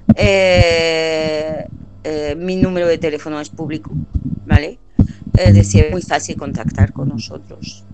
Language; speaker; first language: Spanish; non-native, fluent; French